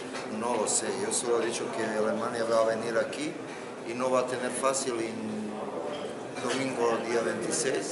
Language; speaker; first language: Spanish; non-native, fluent; Croatian